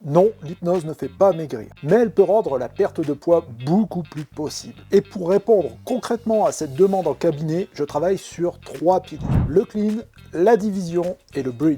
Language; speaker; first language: French; native; French